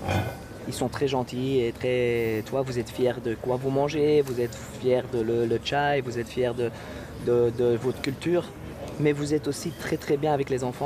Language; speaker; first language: French; non-native, local second language; Dutch